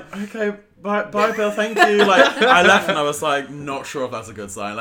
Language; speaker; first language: English; native; English